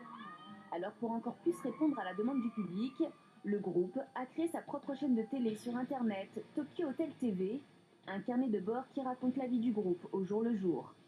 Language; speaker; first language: French; native; French